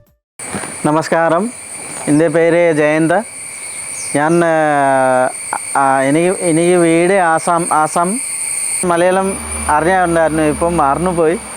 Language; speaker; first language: Malayalam; non-native, learner; Assamese